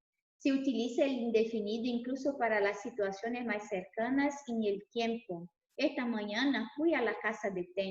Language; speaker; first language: Spanish; non-native, fluent; Portuguese